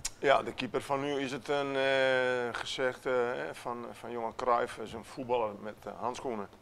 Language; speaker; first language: Dutch; non-native, fluent; Italian